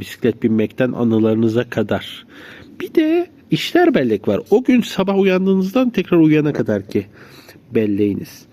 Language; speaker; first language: Turkish; native; Turkish